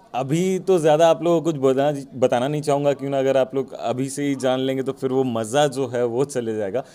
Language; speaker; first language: Hindi; non-native, local second language; Odia